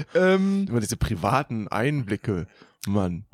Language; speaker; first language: German; native; German